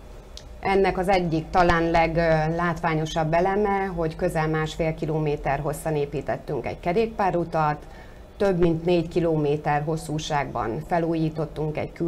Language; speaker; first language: Hungarian; native; Hungarian